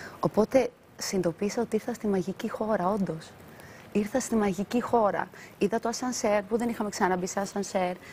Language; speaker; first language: Greek; early bilingual, other home language; Albanian